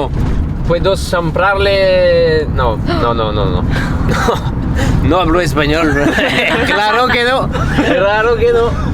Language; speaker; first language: Spanish; non-native, learner; French